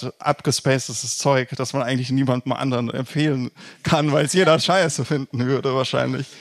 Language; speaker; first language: German; native; German